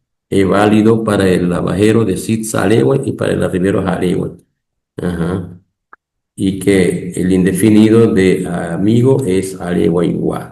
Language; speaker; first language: Spanish; non-native, local second language; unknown